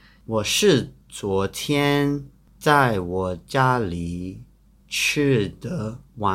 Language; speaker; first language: Chinese; non-native, fluent; English